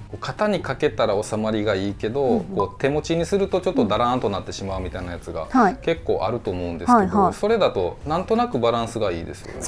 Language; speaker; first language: Japanese; native; Japanese